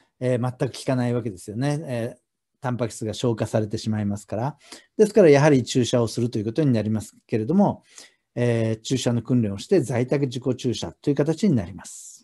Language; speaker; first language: Japanese; native; Japanese